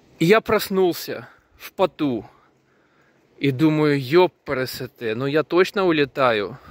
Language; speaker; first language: Russian; native; Russian